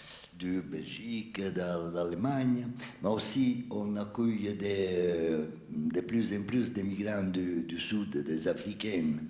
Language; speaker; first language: French; non-native, fluent; Italian